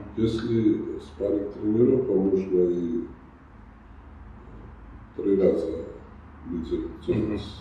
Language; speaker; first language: Russian; non-native, fluent; Georgian